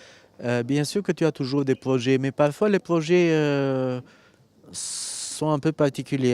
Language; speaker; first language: French; non-native, fluent; Romanian